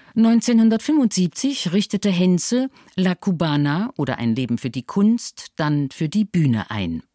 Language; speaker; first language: German; native; German